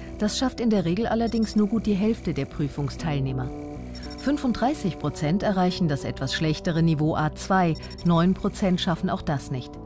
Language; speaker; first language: German; native; German